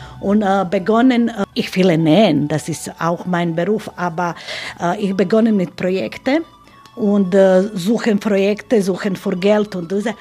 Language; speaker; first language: German; non-native, learner; Croatian